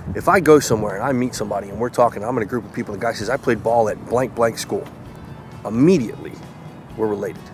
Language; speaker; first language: English; native; English